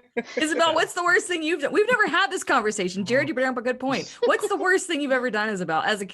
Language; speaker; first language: English; native; English